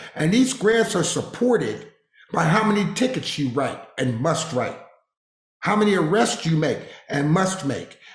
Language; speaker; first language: English; native; English